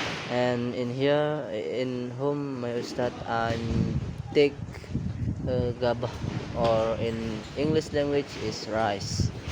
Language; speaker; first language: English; non-native, learner; Indonesian